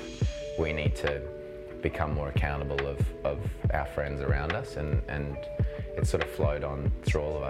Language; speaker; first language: English; native; English